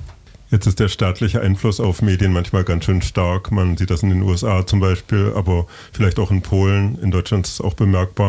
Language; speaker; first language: German; native; German